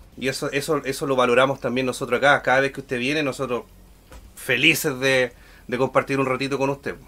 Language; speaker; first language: Spanish; native; Spanish